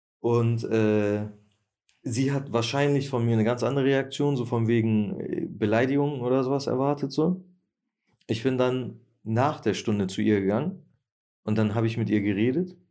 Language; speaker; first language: German; early bilingual, other home language; Turkish